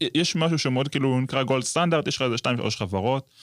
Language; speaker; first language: Hebrew; native; Hebrew